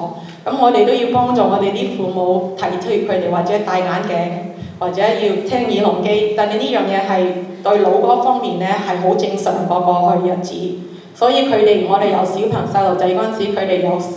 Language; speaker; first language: Cantonese; early bilingual, heritage; Cantonese